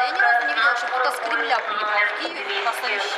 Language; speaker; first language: Russian; native; Russian